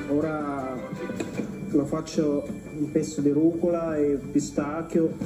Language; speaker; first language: Italian; non-native, learner; Filipino